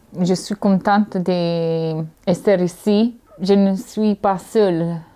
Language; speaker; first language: French; non-native, learner; Italian